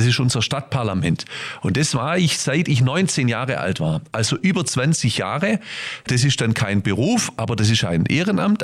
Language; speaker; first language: German; native; German